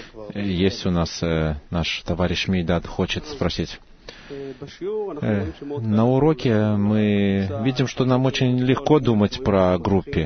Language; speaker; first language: Russian; non-native, fluent; Hebrew